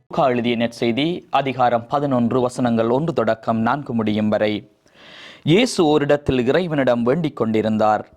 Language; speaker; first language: Tamil; native; Tamil